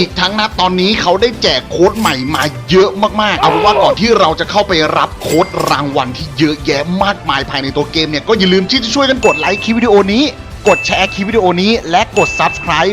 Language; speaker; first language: Thai; native; Thai